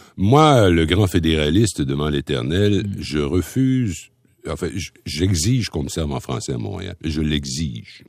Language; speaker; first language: French; native; French